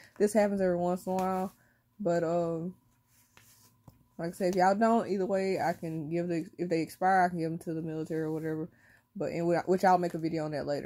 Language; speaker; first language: English; native; English